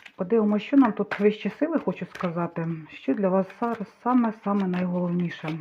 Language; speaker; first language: Ukrainian; non-native, local second language; Russian